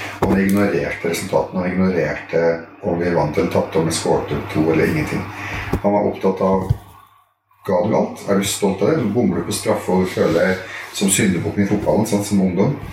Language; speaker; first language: Norwegian; early bilingual, other home language; Arabic